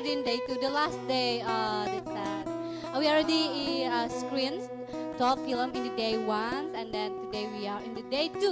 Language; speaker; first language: English; non-native, fluent; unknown